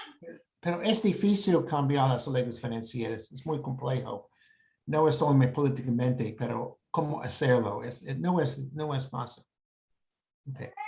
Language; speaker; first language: Spanish; non-native, fluent; English